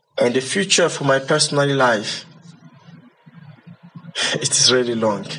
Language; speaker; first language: English; non-native, learner; Lingala